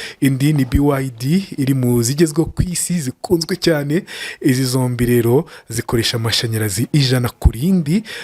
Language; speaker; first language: Kinyarwanda; native; Kinyarwanda